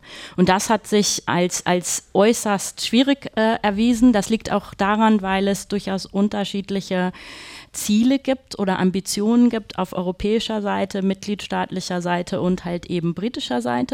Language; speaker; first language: German; native; German